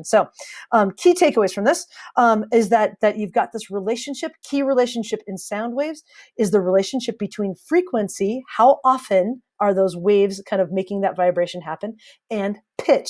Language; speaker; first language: English; native; English